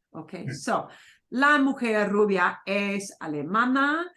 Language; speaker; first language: Spanish; non-native, fluent; English